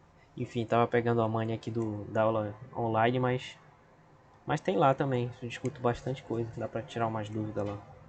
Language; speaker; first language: Portuguese; native; Portuguese